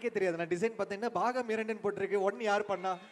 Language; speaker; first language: Tamil; native; Tamil